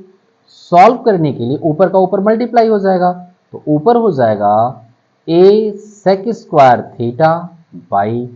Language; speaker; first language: Hindi; native; Hindi